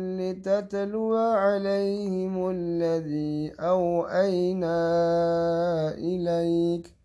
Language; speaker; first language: Arabic; non-native, learner; Indonesian